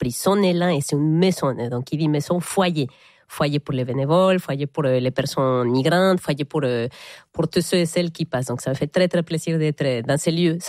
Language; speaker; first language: French; non-native, fluent; Spanish